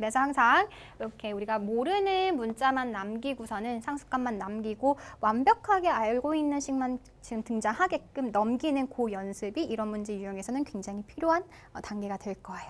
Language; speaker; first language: Korean; native; Korean